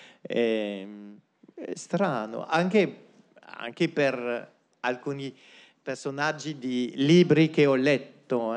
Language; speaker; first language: Italian; non-native, fluent; French